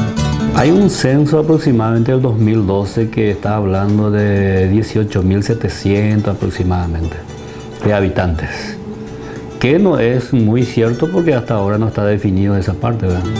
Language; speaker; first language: Spanish; native; Spanish